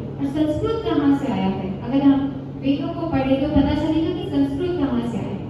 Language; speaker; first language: Hindi; non-native, local second language; Marathi